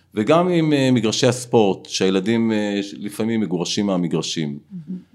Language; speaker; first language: Hebrew; native; Hebrew